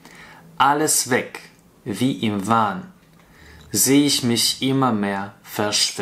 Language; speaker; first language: German; non-native, fluent; Russian